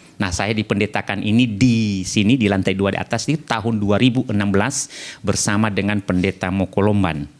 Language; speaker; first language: Indonesian; non-native, local second language; Nias